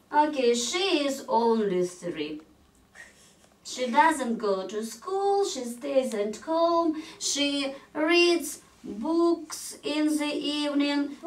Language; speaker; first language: English; non-native, fluent; Russian